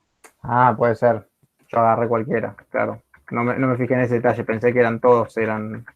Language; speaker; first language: Spanish; native; Spanish